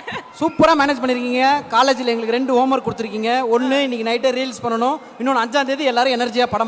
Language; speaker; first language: Tamil; native; Tamil